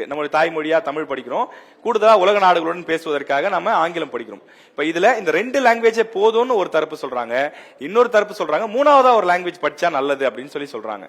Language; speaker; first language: Tamil; native; Tamil